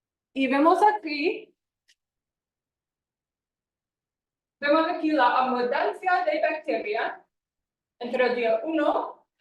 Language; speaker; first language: Spanish; non-native, fluent; English